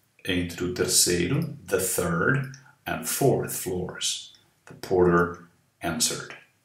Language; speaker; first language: English; non-native, fluent; Portuguese